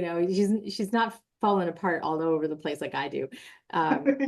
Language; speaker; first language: English; native; English